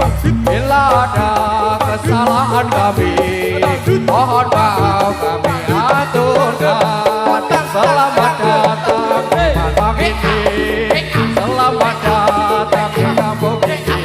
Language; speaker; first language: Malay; non-native, local second language; Javanese